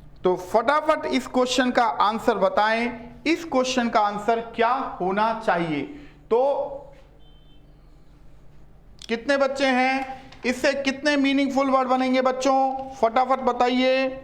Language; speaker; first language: Hindi; native; Hindi